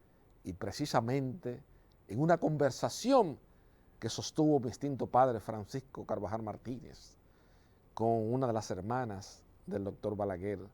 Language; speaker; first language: Spanish; native; Spanish